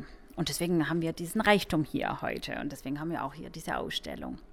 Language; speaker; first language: German; native; German